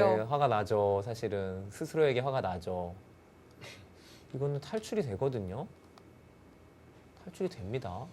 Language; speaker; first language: Korean; native; Korean